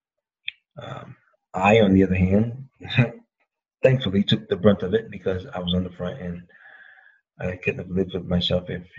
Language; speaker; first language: English; native; English